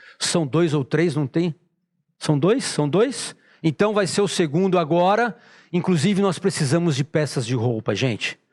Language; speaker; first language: Portuguese; native; Portuguese